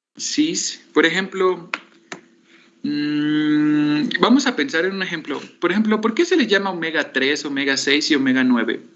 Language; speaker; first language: Spanish; native; Spanish